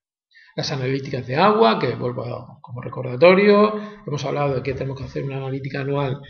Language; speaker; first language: Spanish; native; Spanish